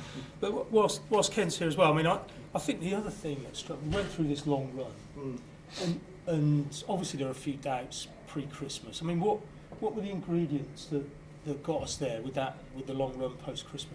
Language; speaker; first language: English; native; English